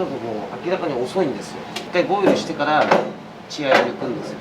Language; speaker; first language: Japanese; native; Japanese